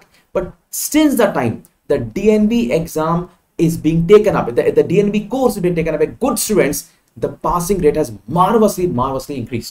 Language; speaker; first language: English; non-native, local second language; Hindi